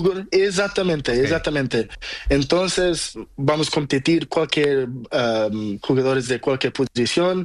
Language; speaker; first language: Spanish; non-native, learner; Portuguese